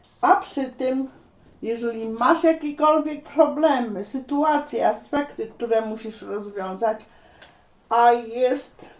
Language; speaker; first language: Polish; native; Polish